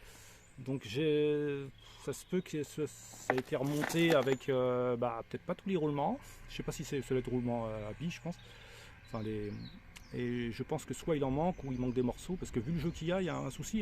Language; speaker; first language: French; native; French